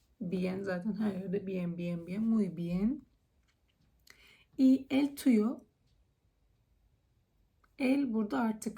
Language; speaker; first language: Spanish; non-native, learner; Turkish